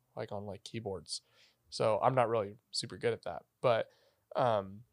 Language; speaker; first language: English; native; English